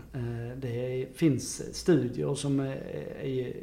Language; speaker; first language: Swedish; native; Swedish